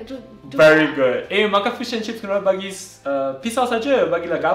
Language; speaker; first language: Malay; non-native, local second language; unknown